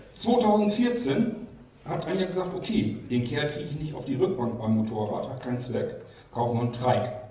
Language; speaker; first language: German; native; German